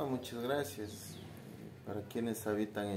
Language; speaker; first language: Spanish; native; Spanish